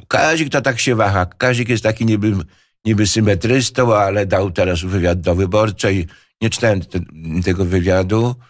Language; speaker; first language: Polish; native; Polish